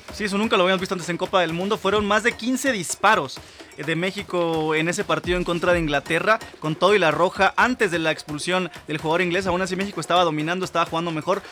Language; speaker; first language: Spanish; native; Spanish